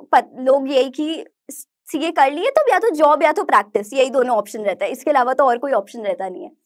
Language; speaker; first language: Hindi; native; Hindi